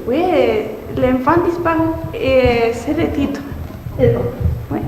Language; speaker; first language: French; non-native, learner; Spanish